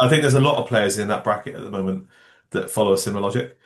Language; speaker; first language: English; native; English